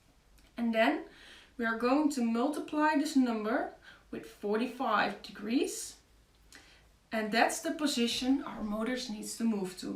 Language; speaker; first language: English; non-native, fluent; Dutch